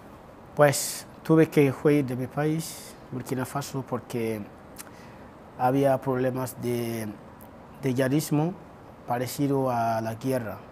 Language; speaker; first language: Spanish; non-native, fluent; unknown